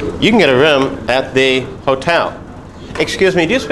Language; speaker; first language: English; native; English